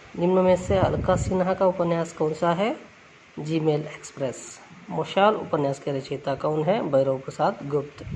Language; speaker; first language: Hindi; non-native, local second language; Kannada